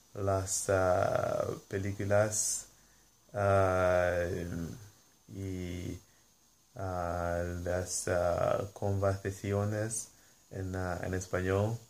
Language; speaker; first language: Spanish; non-native, learner; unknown